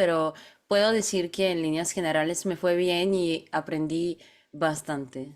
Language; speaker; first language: Spanish; non-native, fluent; Bulgarian